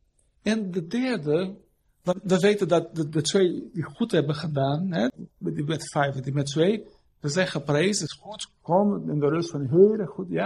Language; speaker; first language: Dutch; non-native, fluent; Portuguese